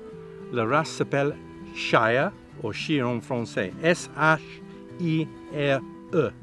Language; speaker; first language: French; non-native, learner; English